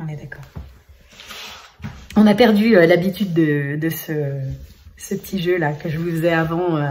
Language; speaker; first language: French; native; French